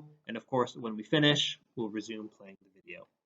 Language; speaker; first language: English; native; English